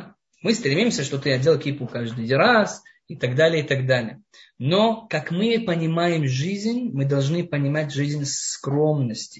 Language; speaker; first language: Russian; non-native, fluent; Hebrew